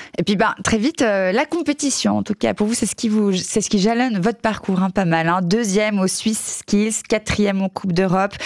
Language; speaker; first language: French; native; French